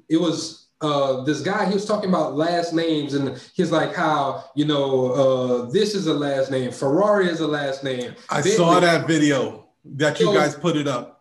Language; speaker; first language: English; native; English